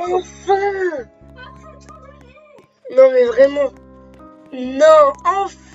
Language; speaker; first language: French; native; French